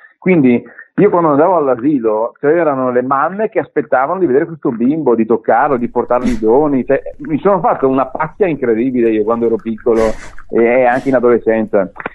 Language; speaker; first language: Italian; early bilingual, other home language; Arabic